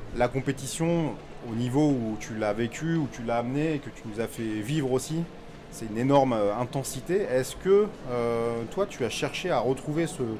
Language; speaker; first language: French; native; French